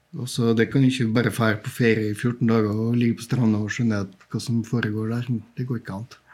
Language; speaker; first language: Norwegian; non-native, fluent; Bulgarian